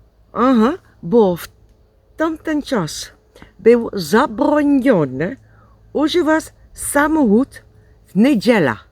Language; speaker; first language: Polish; non-native, learner; Dutch